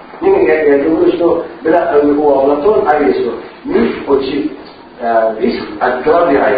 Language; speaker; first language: Russian; non-native, learner; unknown